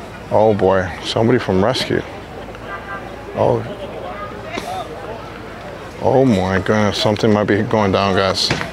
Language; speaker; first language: English; early bilingual, other home language; Spanish